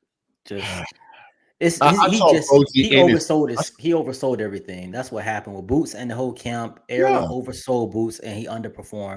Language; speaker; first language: English; native; English